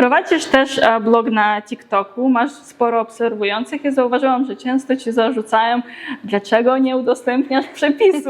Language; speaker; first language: Polish; native; Polish